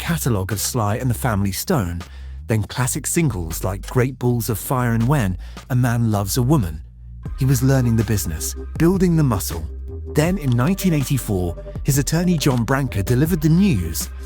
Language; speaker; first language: English; native; English